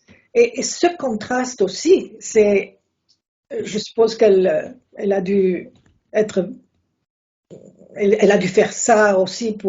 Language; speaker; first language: French; non-native, fluent; Spanish